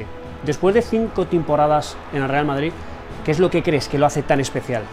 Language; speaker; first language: Spanish; native; Spanish